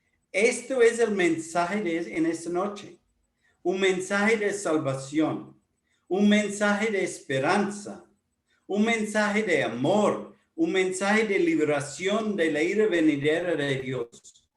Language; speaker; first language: Spanish; non-native, fluent; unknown